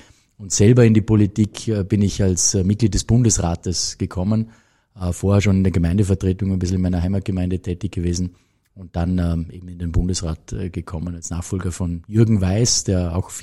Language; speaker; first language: German; native; German